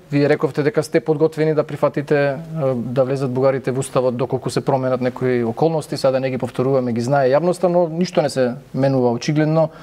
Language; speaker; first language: Macedonian; native; Macedonian